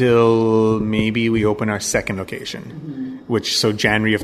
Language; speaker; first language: English; non-native, local second language; Bangla